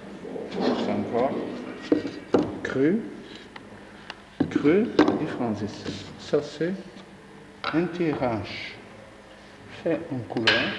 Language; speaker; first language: French; non-native, fluent; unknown